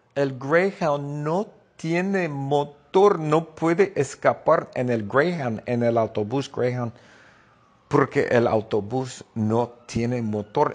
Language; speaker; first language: Spanish; non-native, fluent; English